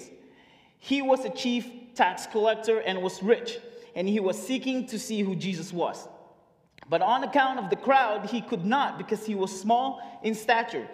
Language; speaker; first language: English; non-native, local second language; Filipino